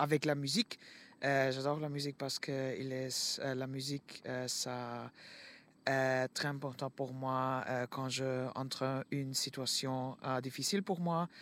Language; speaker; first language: French; non-native, learner; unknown